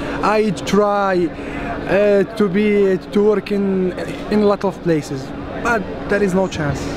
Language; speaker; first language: English; non-native, learner; Arabic